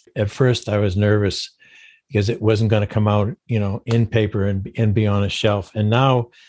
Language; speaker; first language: English; native; English